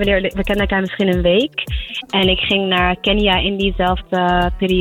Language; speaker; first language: Dutch; early bilingual, other home language; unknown